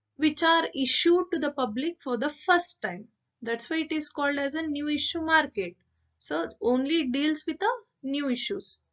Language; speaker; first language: English; non-native, local second language; Kannada